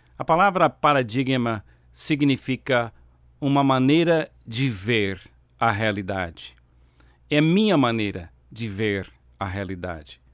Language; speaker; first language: Portuguese; non-native, fluent; English